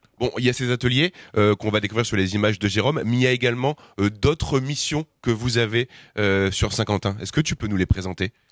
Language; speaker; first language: French; native; French